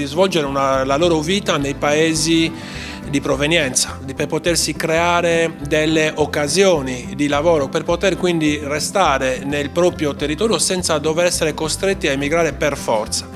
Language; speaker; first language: Italian; native; Italian